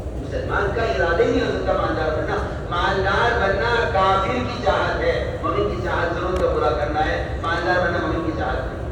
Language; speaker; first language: Urdu; native; Urdu